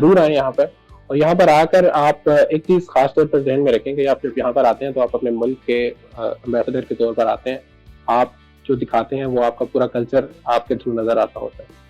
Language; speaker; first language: Urdu; non-native, local second language; Punjabi